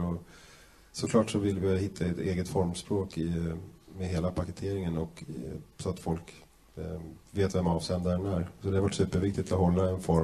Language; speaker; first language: Swedish; native; Swedish